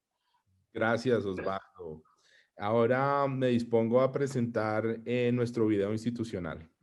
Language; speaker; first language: Spanish; native; Spanish